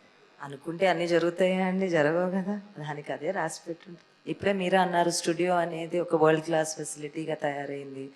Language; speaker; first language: Telugu; native; Telugu